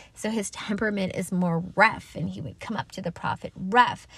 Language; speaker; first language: English; native; English